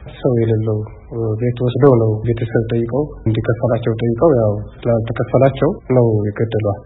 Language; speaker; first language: Amharic; non-native, local second language; Tigrinya